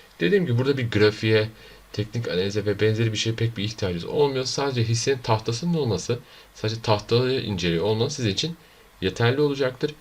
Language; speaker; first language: Turkish; native; Turkish